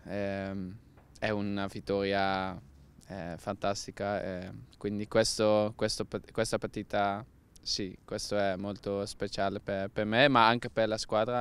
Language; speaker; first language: Italian; non-native, learner; Dutch